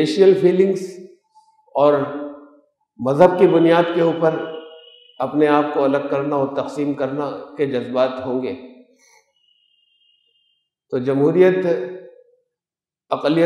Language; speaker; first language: Urdu; native; Urdu